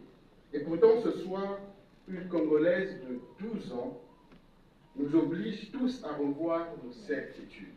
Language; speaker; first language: French; non-native, local second language; Lingala